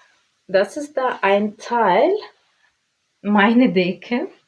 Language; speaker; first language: German; non-native, learner; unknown